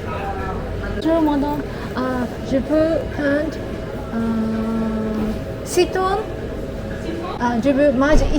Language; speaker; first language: French; non-native, learner; Japanese